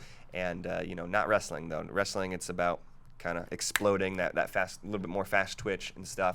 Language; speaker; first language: English; native; English